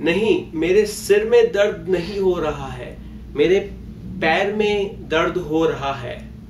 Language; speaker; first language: Hindi; native; Hindi